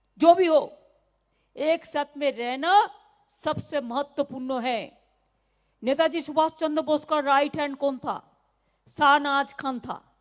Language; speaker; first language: Hindi; non-native, local second language; Bangla